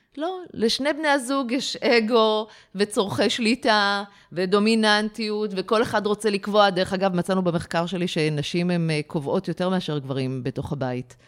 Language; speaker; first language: Hebrew; native; Hebrew